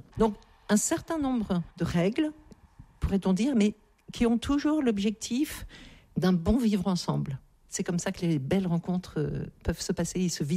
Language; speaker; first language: French; native; French